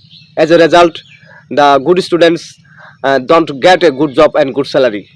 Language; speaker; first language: English; non-native, local second language; Bangla